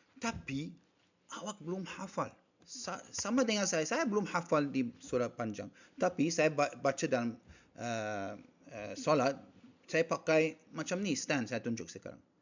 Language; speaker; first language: Malay; non-native, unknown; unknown